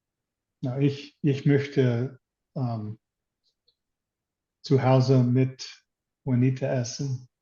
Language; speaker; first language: German; non-native, learner; English